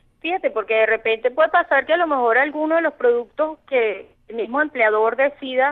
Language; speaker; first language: Spanish; native; Spanish